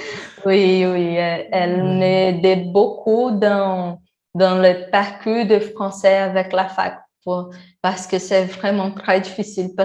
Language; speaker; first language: French; non-native, learner; Portuguese